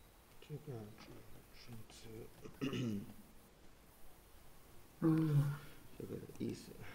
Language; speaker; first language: Chinese; non-native, fluent; Vietnamese